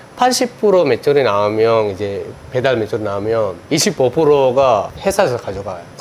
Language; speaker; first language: Korean; non-native, fluent; Sinhala